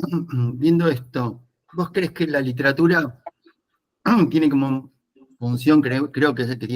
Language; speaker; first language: Spanish; native; Spanish